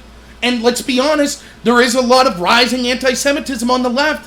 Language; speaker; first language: English; native; English